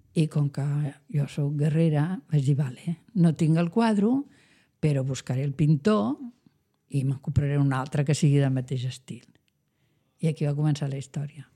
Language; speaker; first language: Catalan; non-native, local second language; Spanish